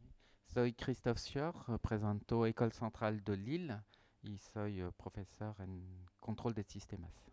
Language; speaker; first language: Spanish; non-native, learner; French